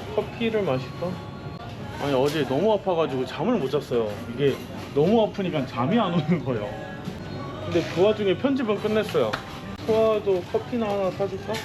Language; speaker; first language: Korean; native; Korean